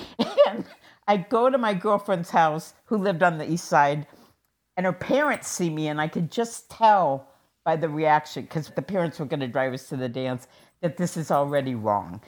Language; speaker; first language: English; native; English